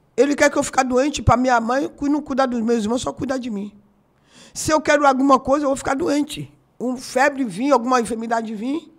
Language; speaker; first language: Portuguese; non-native, fluent; Yoruba